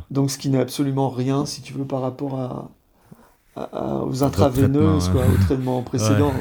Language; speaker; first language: French; native; French